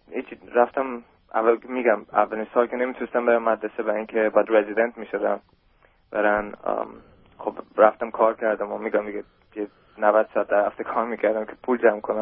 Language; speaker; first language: Persian; early bilingual, heritage; German